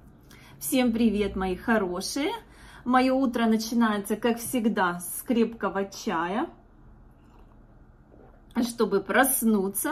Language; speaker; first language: Russian; native; Russian